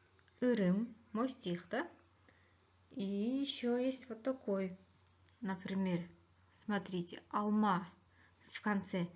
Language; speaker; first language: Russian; non-native, local second language; Kyrgyz